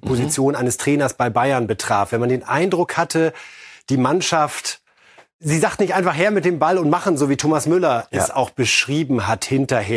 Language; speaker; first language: German; native; German